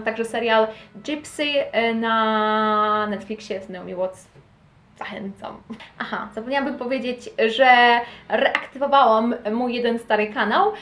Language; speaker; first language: Polish; native; Polish